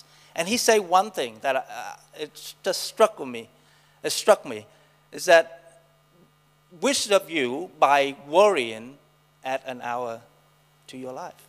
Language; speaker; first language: English; non-native, fluent; Vietnamese